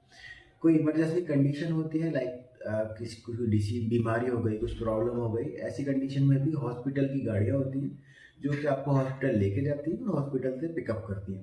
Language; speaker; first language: Hindi; native; Hindi